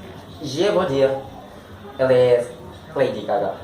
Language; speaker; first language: French; non-native, learner; Spanish